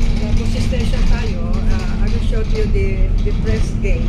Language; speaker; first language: Filipino; native; Filipino